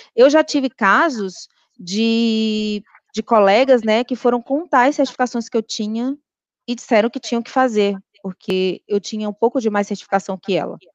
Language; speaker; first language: Portuguese; native; Portuguese